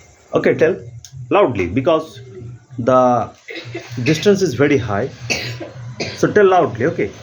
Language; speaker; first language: English; non-native, local second language; Bangla